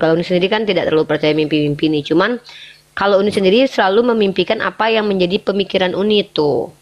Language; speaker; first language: Indonesian; native; Indonesian